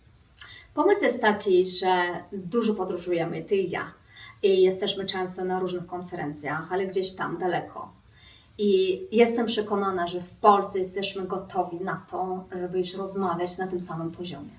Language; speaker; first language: Polish; non-native, fluent; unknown